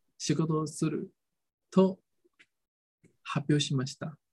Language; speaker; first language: Japanese; non-native, learner; Chinese